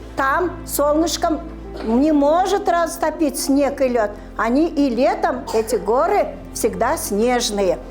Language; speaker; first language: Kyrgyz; non-native, local second language; Russian